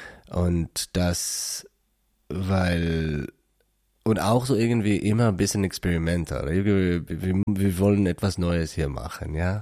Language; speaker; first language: German; non-native, learner; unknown